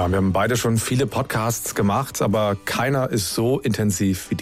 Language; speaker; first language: German; native; German